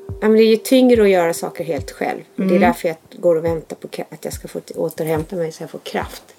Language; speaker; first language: Swedish; native; Swedish